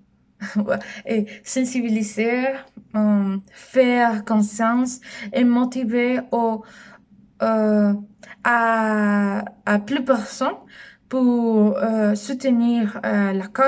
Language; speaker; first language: French; non-native, learner; Spanish